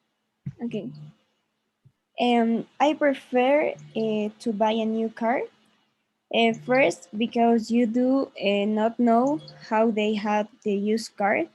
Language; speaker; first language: English; non-native, learner; Spanish